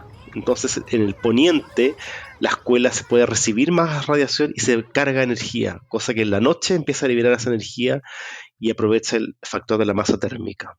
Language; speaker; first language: Spanish; native; Spanish